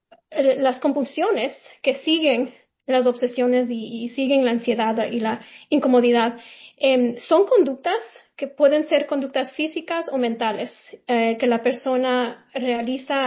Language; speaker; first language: Spanish; early bilingual, heritage; Spanish